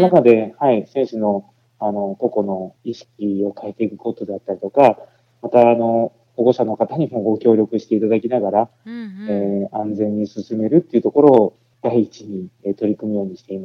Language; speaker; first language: Japanese; native; Japanese